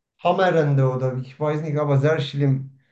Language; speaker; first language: German; non-native, learner; Turkish